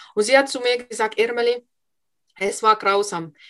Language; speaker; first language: German; non-native, fluent; Finnish